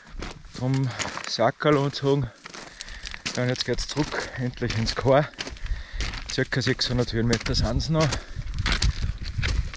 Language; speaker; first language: German; native; German